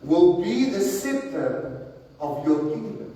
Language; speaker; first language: English; non-native, local second language; Afrikaans